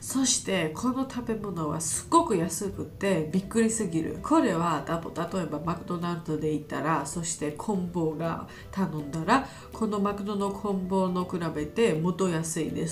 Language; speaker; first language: Japanese; non-native, learner; Georgian